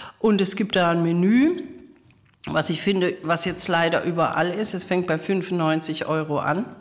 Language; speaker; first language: German; native; German